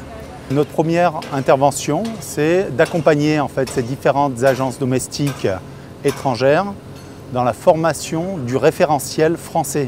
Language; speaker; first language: French; native; French